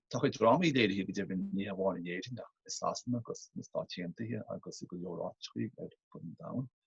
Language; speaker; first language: Irish; native; Irish